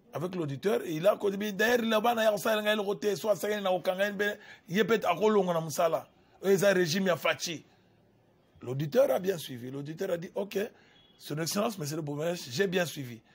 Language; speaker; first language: French; non-native, local second language; Lingala